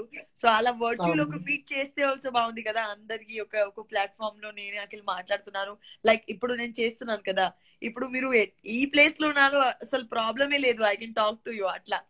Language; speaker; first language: Telugu; non-native, learner; Gujarati